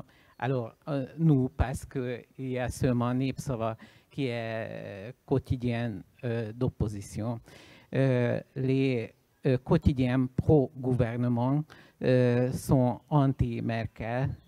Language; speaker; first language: French; non-native, learner; Hungarian